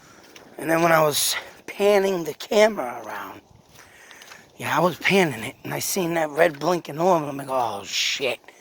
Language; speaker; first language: English; native; English